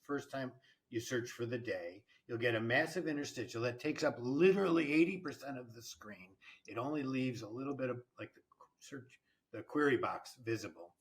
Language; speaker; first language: English; native; English